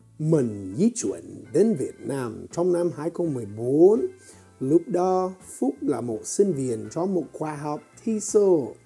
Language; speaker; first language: Vietnamese; non-native, fluent; English